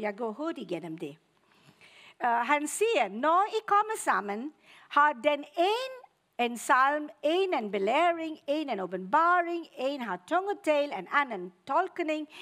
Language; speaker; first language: Danish; non-native, fluent; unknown